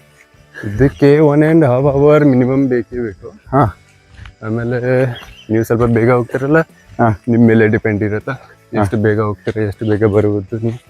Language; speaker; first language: Kannada; non-native, local second language; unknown